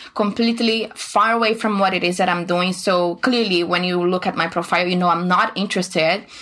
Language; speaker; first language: English; non-native, fluent; Portuguese